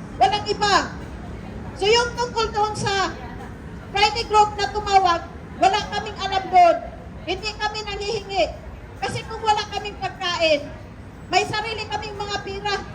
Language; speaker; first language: Filipino; non-native, local second language; Cebuano